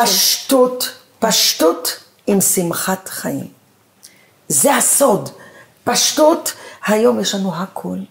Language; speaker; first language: Hebrew; early bilingual, other home language; Arabic